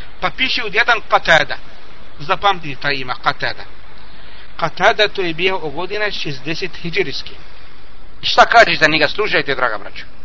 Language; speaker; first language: Bosnian; non-native, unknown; Arabic